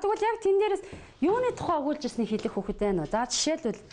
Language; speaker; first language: Mongolian; native; Mongolian